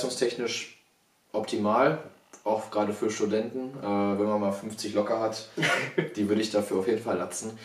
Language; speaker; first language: German; native; German